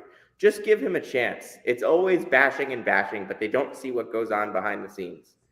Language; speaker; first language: English; native; English